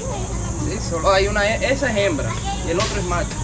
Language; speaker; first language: Spanish; native; Spanish